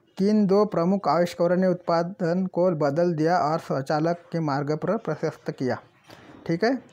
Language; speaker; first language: Hindi; non-native, local second language; Marathi